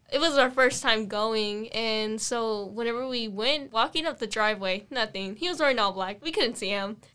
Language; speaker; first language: English; native; English